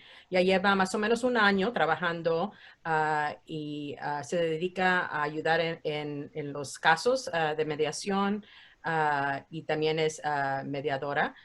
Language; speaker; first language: Spanish; early bilingual, heritage; Spanish